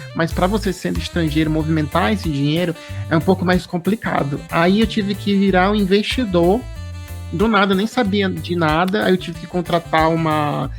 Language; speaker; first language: Portuguese; native; Portuguese